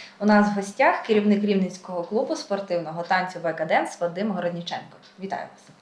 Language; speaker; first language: Ukrainian; native; Ukrainian